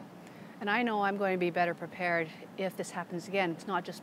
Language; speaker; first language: English; native; English